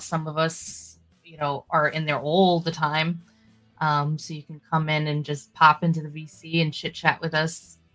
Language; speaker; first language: English; native; English